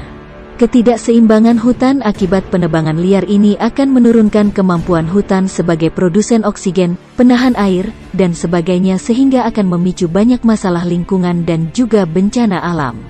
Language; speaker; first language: Indonesian; native; Indonesian